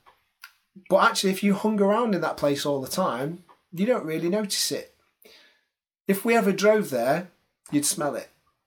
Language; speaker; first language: English; native; English